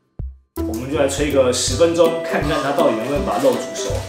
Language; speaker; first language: Chinese; native; Chinese